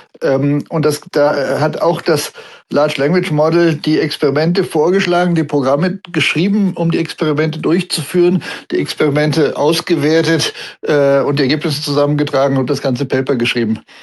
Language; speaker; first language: German; native; German